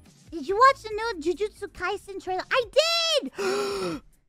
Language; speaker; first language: English; early bilingual, other home language; Spanish